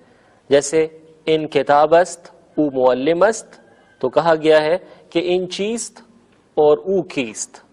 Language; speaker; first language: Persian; non-native, fluent; Urdu